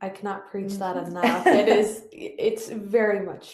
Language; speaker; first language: English; native; English